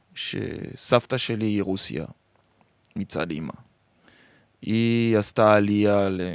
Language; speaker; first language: Hebrew; early bilingual, other home language; French